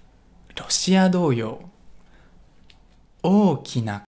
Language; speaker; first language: Japanese; early bilingual, other home language; Russian